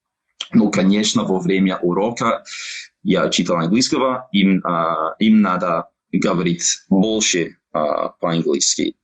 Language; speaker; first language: Russian; non-native, learner; English